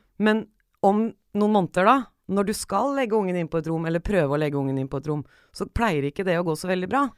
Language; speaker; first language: Norwegian; native; Norwegian